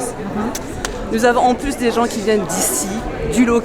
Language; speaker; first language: French; native; French